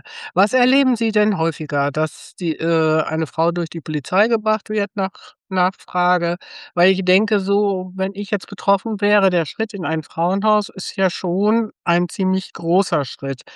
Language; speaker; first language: German; native; German